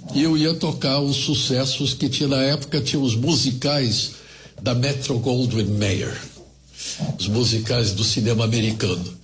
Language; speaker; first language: Portuguese; early bilingual, other home language; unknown